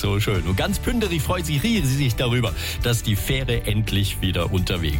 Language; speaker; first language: German; native; German